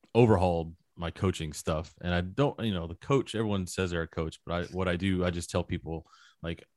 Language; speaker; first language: English; native; English